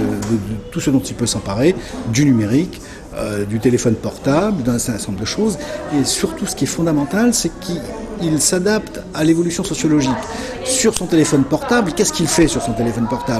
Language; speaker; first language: French; native; French